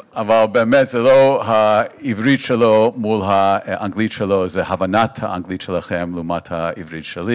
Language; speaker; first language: Hebrew; non-native, fluent; English